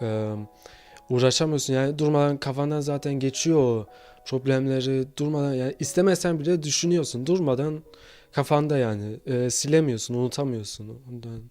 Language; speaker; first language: Turkish; early bilingual, other home language; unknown